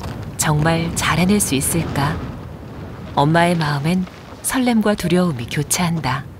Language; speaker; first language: Korean; native; Korean